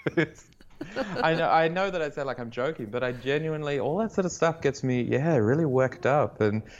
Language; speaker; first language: English; native; English